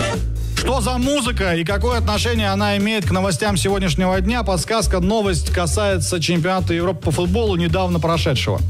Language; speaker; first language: Russian; native; Russian